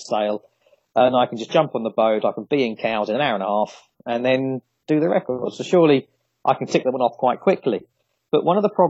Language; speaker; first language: English; native; English